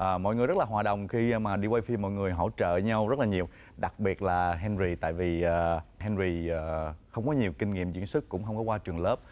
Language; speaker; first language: Vietnamese; early bilingual, heritage; Vietnamese